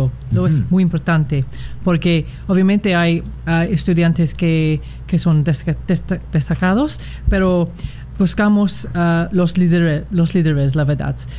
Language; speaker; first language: Spanish; non-native, fluent; English